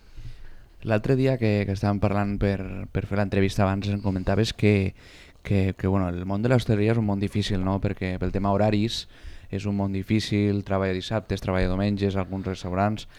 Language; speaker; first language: Catalan; native; Catalan